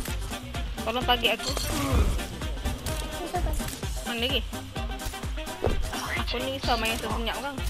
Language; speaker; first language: Malay; native; Malay